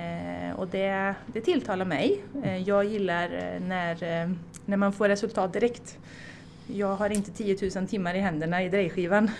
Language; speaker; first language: Swedish; native; Swedish